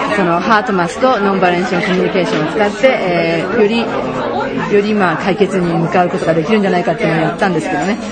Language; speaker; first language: Japanese; native; Japanese